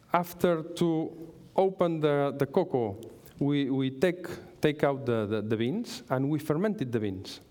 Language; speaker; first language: English; non-native, learner; Spanish